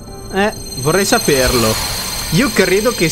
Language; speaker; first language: Italian; native; Italian